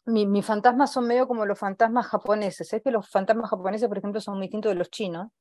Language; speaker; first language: Spanish; native; Spanish